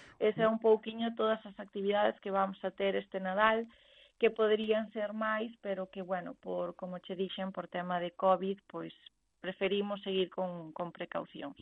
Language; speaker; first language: Galician; native; Galician